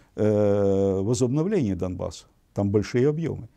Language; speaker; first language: Russian; non-native, local second language; Ukrainian